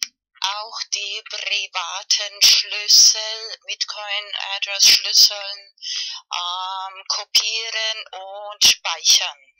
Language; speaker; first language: German; non-native, fluent; Spanish